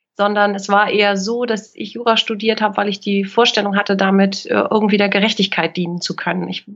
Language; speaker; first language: German; native; German